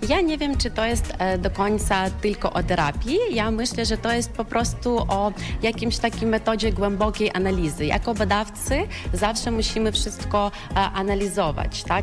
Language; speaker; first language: Polish; non-native, fluent; Ukrainian